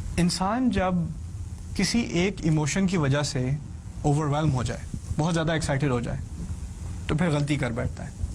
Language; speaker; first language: Urdu; early bilingual, heritage; Urdu